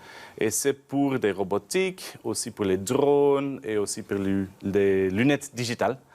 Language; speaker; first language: French; non-native, learner; Dutch